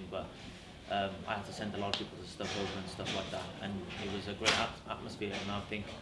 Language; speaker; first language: English; native; English